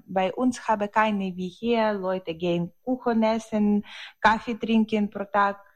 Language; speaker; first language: German; non-native, learner; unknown